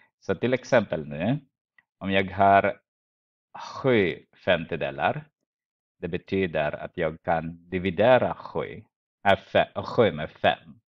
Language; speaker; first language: Swedish; non-native, fluent; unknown